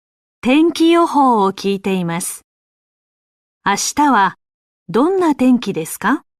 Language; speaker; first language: Japanese; non-native, learner; Indonesian